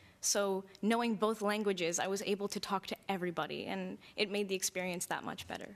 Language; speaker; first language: English; early bilingual, other home language; Romanian